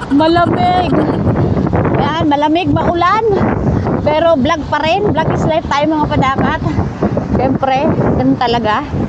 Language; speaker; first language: Filipino; non-native, local second language; Bikol